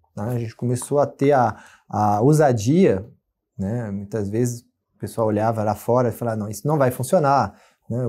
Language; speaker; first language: Portuguese; non-native, fluent; French